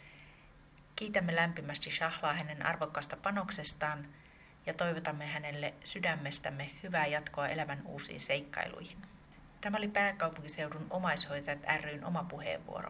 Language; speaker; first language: Finnish; native; Finnish